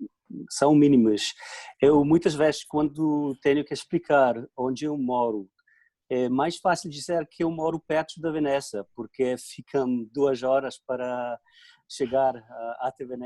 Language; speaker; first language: Portuguese; non-native, fluent; Slovenian